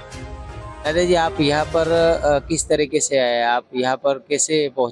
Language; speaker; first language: Hindi; native; Hindi